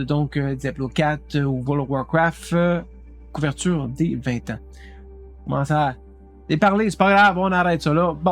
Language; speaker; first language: French; native; French